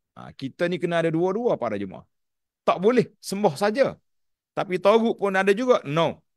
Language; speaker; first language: Malay; native; Malay